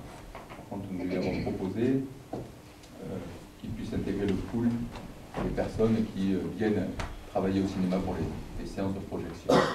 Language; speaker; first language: French; native; French